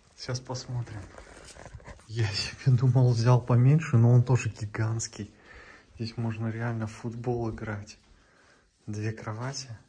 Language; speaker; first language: Russian; native; Russian